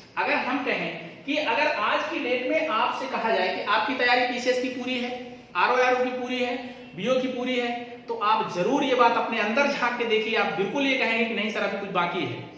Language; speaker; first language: Hindi; native; Hindi